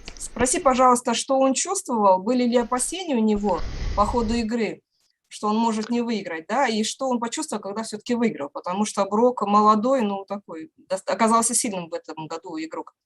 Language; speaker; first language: Russian; native; Russian